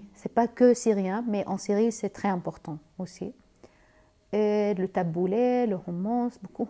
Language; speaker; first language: French; non-native, learner; Arabic